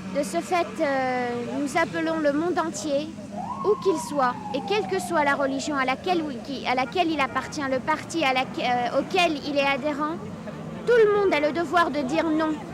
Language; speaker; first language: French; non-native, local second language; Arabic